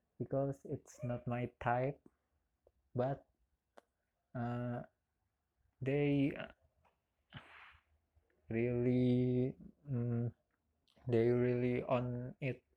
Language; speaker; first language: English; non-native, learner; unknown